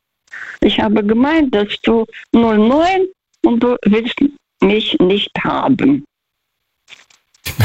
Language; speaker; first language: German; non-native, fluent; Russian